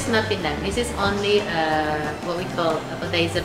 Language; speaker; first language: English; non-native, learner; Indonesian